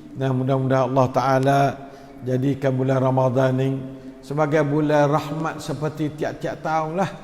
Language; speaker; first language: Malay; native; Malay